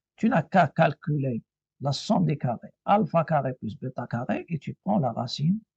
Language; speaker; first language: French; non-native, local second language; Arabic